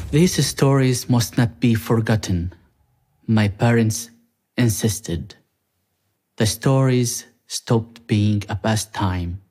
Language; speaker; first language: English; non-native, fluent; Arabic